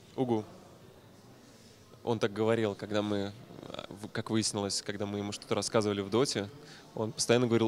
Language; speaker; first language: Russian; native; Russian